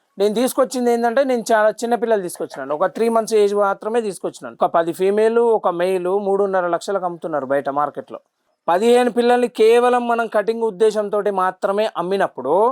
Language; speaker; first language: Telugu; native; Telugu